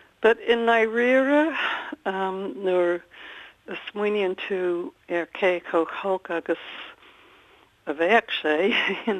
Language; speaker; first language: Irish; non-native, local second language; English